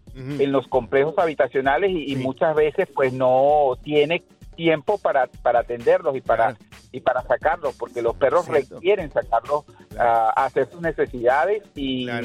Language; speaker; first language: Spanish; native; Spanish